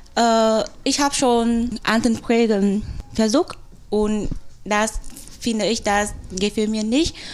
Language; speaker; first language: German; non-native, learner; Vietnamese